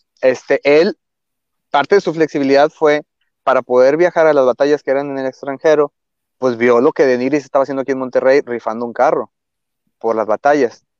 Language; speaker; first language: Spanish; native; Spanish